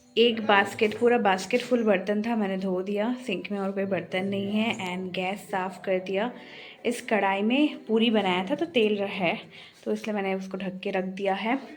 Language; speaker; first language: Hindi; non-native, local second language; Bangla